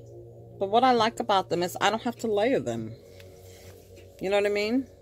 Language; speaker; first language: English; native; English